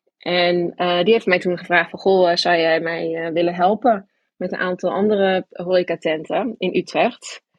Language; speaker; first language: Dutch; early bilingual, other home language; English